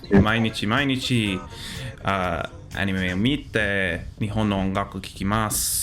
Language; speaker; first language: Japanese; non-native, learner; English